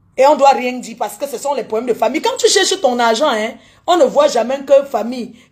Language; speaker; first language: French; native; French